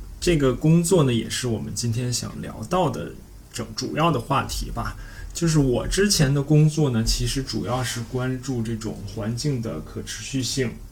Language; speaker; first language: Chinese; native; Chinese